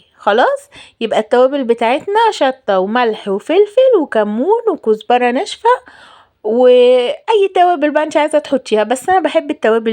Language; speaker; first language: Arabic; native; Arabic